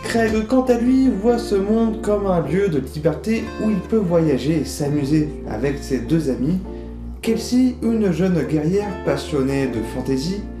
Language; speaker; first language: French; native; French